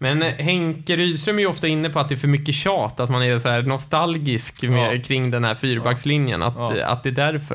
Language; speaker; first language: Swedish; native; Swedish